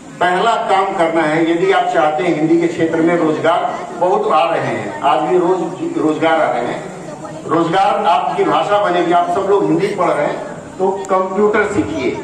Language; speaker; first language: Hindi; native; Hindi